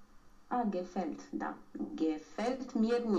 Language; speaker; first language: German; non-native, learner; Romanian